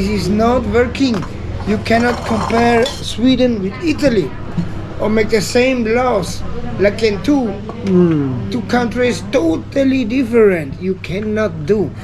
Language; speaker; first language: English; non-native, learner; Italian